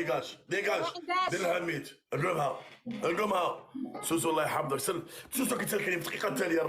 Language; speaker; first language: Arabic; native; Arabic